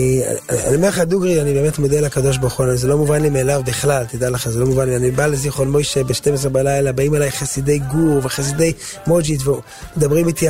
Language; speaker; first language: Hebrew; native; Hebrew